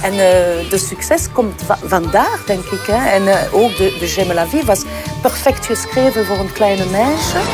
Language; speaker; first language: Dutch; non-native, local second language; French